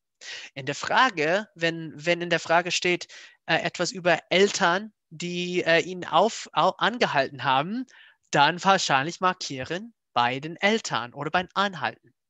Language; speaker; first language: German; non-native, fluent; English